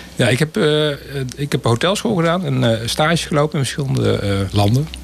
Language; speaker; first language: Dutch; native; Dutch